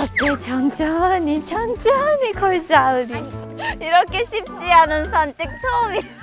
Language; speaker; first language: Korean; non-native, fluent; Japanese